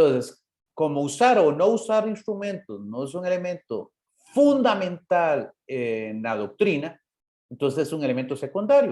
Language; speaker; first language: Spanish; native; Spanish